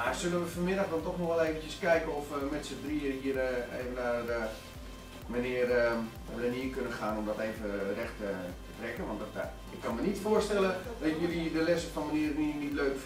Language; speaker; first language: Dutch; native; Dutch